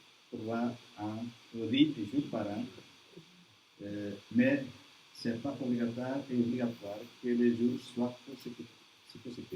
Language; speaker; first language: French; non-native, learner; Portuguese